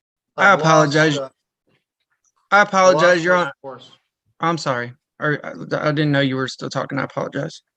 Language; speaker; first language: English; native; English